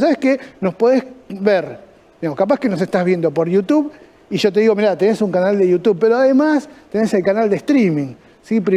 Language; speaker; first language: Spanish; native; Spanish